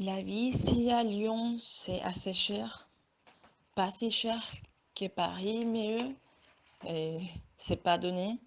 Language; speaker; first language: French; non-native, fluent; Spanish